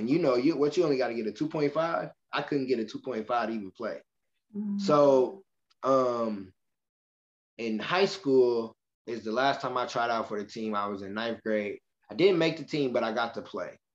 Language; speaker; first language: English; native; English